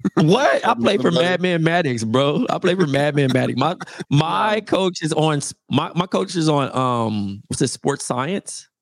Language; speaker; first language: English; native; English